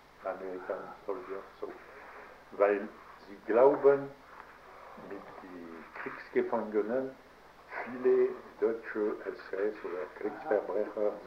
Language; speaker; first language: German; non-native, learner; French